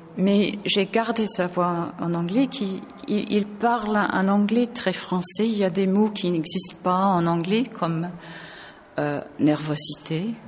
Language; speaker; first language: French; non-native, fluent; English